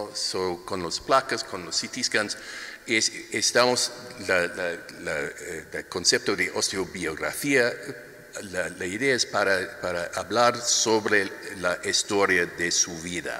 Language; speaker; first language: Spanish; non-native, learner; English